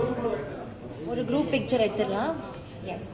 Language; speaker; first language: Tamil; native; Tamil